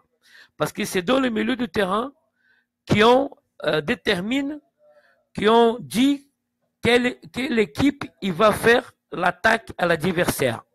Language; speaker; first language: French; non-native, fluent; Portuguese